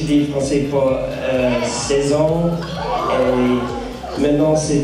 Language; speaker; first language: French; non-native, learner; English